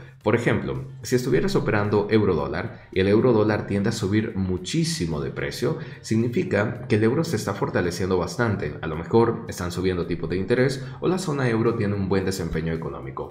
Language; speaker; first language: Spanish; native; Spanish